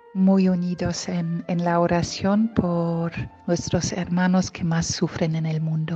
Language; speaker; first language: Spanish; non-native, fluent; Polish